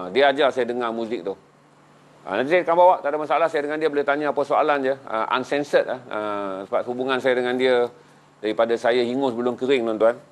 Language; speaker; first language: Malay; native; Malay